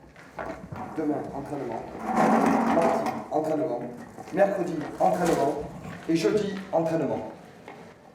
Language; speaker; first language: French; native; French